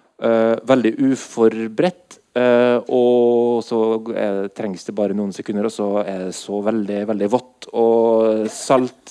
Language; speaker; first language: Norwegian; native; Norwegian